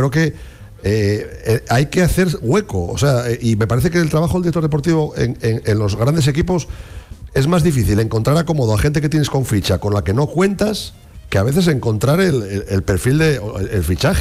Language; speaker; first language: Spanish; native; Spanish